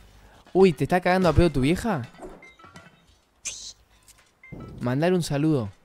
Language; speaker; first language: Spanish; native; Spanish